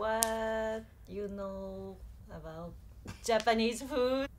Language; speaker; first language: English; non-native, learner; Japanese